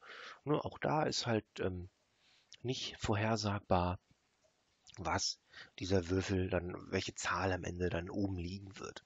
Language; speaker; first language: German; native; German